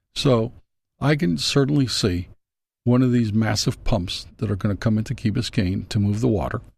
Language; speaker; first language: English; non-native, fluent; Spanish